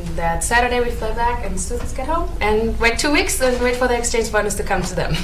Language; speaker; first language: English; non-native, fluent; German